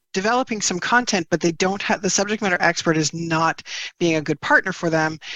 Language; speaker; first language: English; native; English